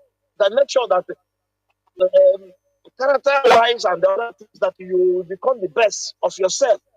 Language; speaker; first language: English; non-native, local second language; Igbo